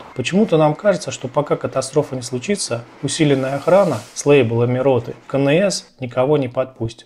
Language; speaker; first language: Russian; native; Russian